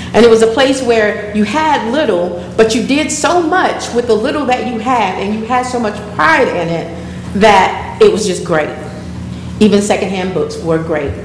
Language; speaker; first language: English; native; English